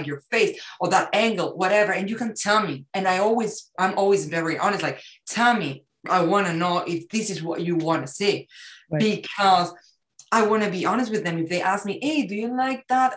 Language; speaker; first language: English; non-native, fluent; Spanish